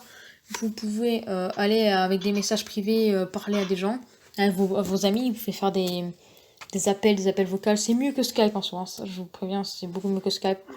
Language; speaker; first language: French; native; French